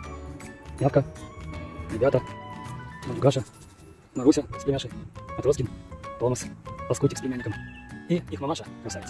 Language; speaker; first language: Russian; native; Russian